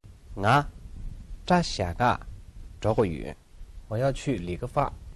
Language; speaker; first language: Chinese; non-native, local second language; Tibetan